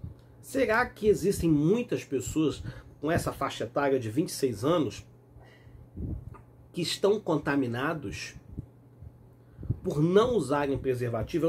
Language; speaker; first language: Portuguese; native; Portuguese